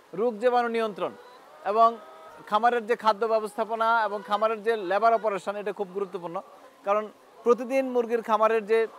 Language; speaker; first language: Bangla; native; Bangla